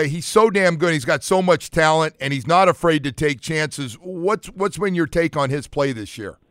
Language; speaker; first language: English; native; English